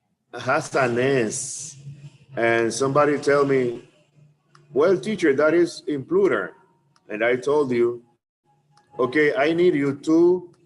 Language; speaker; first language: English; non-native, fluent; Spanish